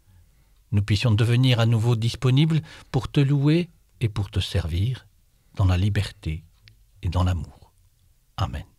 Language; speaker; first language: French; native; French